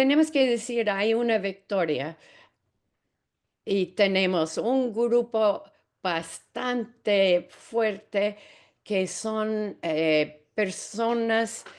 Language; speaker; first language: Spanish; non-native, fluent; English